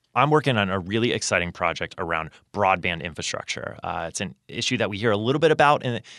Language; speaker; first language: English; native; English